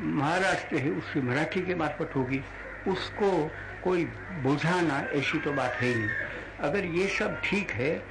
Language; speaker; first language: Hindi; non-native, local second language; Gujarati